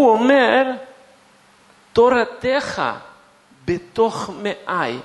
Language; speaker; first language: Hebrew; non-native, fluent; Russian